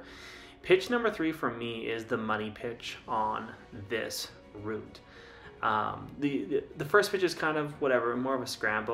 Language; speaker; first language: English; native; English